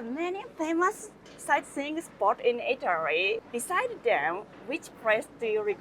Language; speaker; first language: English; non-native, learner; Japanese